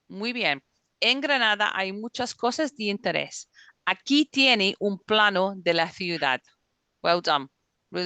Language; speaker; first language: Spanish; non-native, fluent; English